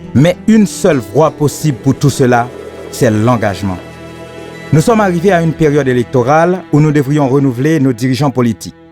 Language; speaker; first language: French; non-native, local second language; Haitian Creole